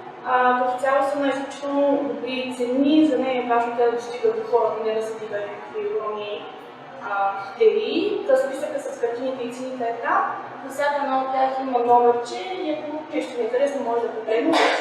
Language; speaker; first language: Bulgarian; native; Bulgarian